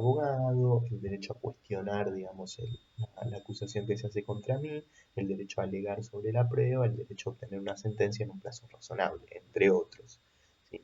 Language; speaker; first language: Spanish; native; Spanish